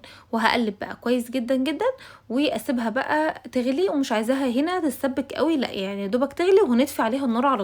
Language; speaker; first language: Arabic; native; Arabic